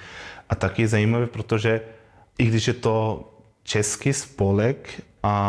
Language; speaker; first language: Czech; non-native, fluent; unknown